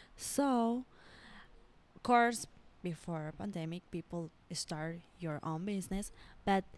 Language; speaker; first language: English; non-native, learner; Spanish